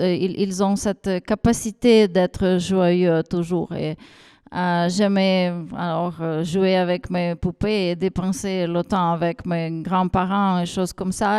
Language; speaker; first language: French; non-native, fluent; Ukrainian